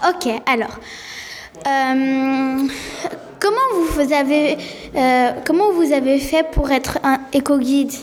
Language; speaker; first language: French; native; French